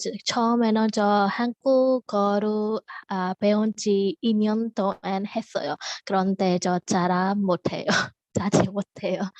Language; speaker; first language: Korean; non-native, learner; Burmese